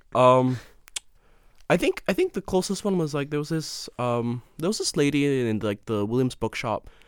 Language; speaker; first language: English; native; English